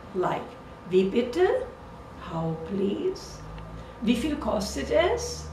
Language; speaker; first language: German; non-native, fluent; Portuguese